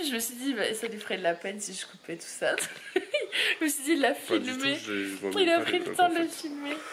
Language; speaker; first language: French; native; French